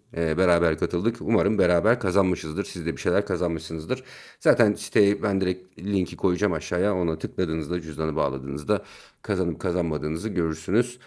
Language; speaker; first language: Turkish; native; Turkish